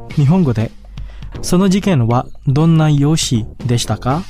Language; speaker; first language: Japanese; non-native, fluent; Indonesian